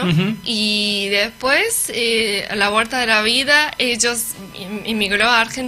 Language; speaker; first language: Spanish; non-native, learner; Japanese